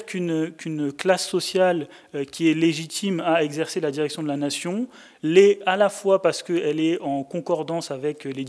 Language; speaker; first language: French; native; French